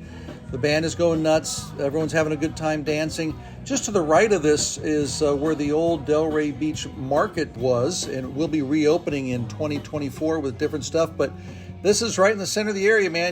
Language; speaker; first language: English; native; English